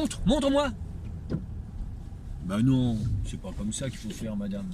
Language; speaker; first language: French; native; French